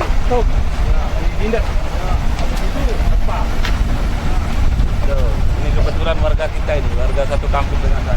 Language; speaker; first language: Indonesian; non-native, local second language; Sasak